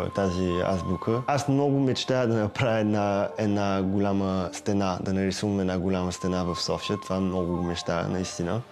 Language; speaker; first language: Bulgarian; early bilingual, heritage; Bulgarian